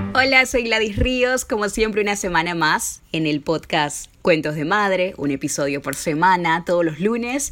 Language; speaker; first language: Spanish; native; Spanish